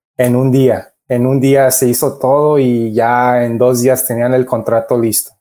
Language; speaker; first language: Spanish; early bilingual, heritage; Spanish